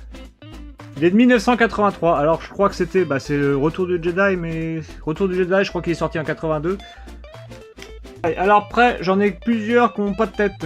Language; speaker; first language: French; native; French